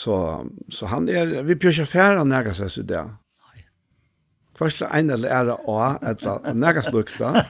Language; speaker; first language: Danish; non-native, local second language; Faroese